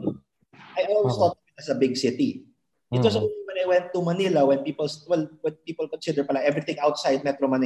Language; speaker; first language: English; non-native, local second language; Cebuano